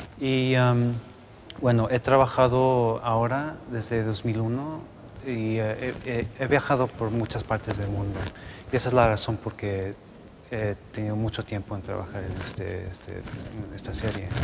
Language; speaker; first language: Spanish; non-native, local second language; English